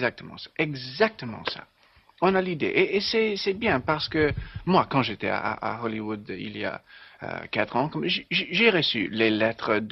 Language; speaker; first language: French; non-native, learner; English